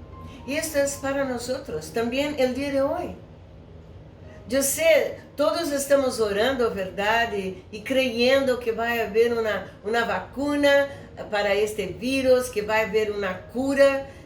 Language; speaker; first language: Spanish; non-native, fluent; Portuguese